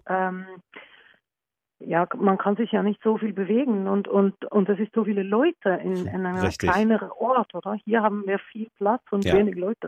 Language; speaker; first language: German; non-native, learner; Norwegian